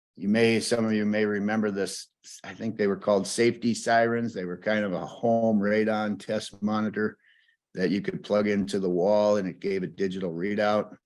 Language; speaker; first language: English; native; English